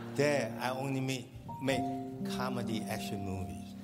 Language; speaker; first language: English; non-native, local second language; Cantonese